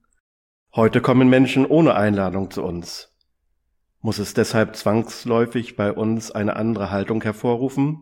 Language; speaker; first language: German; native; German